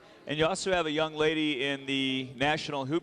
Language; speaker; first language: English; native; English